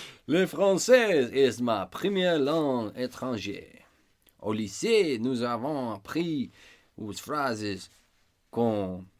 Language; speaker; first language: French; non-native, learner; English